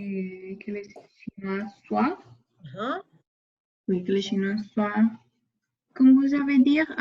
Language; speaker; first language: French; non-native, learner; Spanish